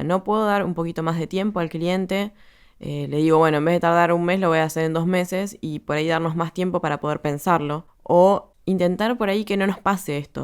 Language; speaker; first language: Spanish; native; Spanish